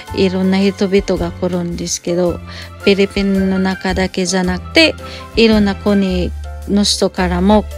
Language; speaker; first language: Japanese; non-native, fluent; Cebuano